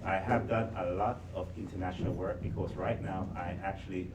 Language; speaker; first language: English; native; English